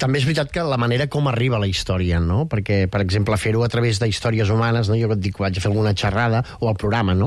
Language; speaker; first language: Catalan; native; Catalan